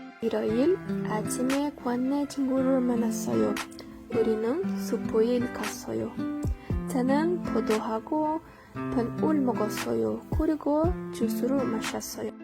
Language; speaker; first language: Korean; non-native, learner; Portuguese